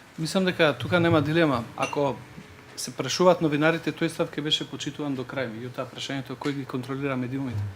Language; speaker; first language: Macedonian; non-native, local second language; Albanian